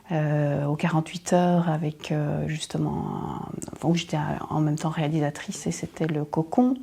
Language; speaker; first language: French; native; French